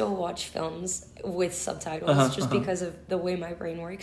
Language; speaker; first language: English; non-native, fluent; Spanish